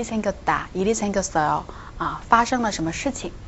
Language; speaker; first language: Korean; non-native, fluent; Chinese